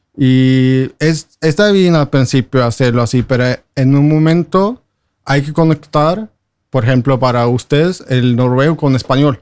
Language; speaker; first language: Spanish; non-native, fluent; Norwegian